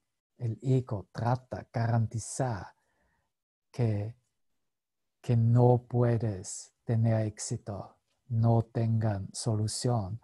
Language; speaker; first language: Spanish; non-native, fluent; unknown